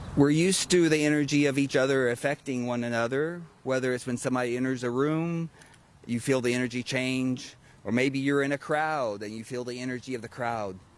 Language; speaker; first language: English; native; English